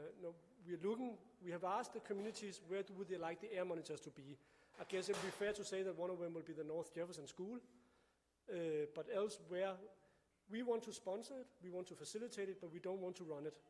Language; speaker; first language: English; non-native, fluent; Danish